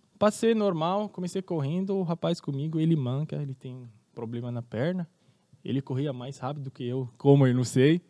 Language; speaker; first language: Portuguese; non-native, fluent; Arabic